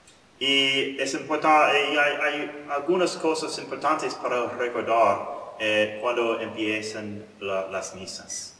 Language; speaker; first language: Spanish; non-native, learner; English